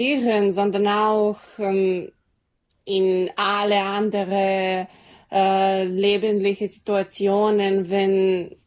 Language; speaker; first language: German; non-native, learner; Serbian